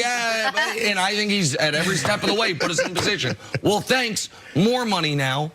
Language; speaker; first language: English; native; English